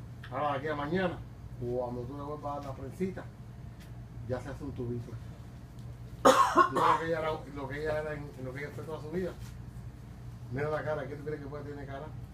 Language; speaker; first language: Spanish; native; Spanish